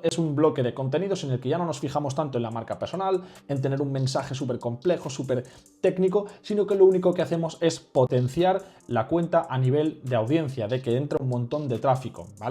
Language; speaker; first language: Spanish; native; Spanish